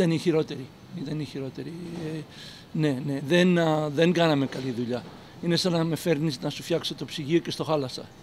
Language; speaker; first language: Greek; early bilingual, heritage; Greek